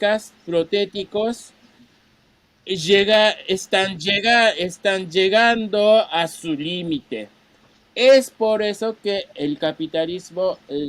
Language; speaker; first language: Spanish; non-native, fluent; Japanese